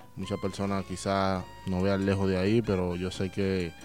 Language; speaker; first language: Spanish; native; Spanish